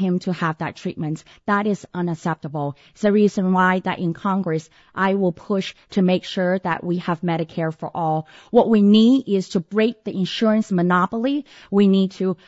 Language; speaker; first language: English; early bilingual, other home language; Cantonese